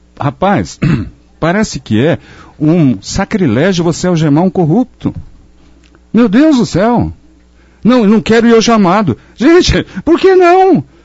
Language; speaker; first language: Portuguese; native; Portuguese